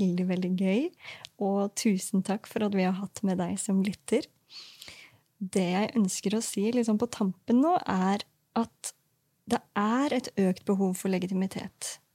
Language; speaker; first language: Norwegian; native; Norwegian